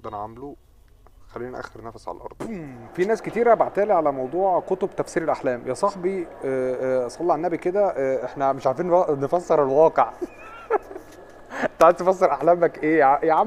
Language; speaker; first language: Arabic; native; Arabic